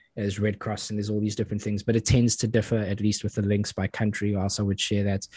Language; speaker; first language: English; native; English